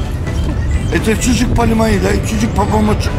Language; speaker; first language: Russian; non-native, learner; Turkish